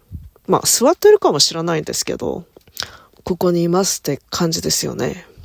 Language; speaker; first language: Japanese; non-native, learner; Korean